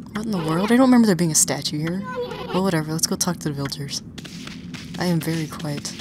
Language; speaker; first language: English; native; English